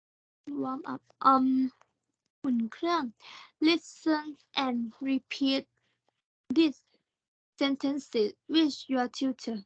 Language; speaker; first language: English; non-native, learner; Thai